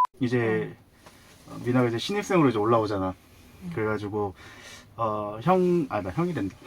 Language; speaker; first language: Korean; native; Korean